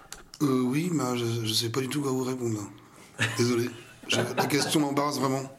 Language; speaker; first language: French; native; French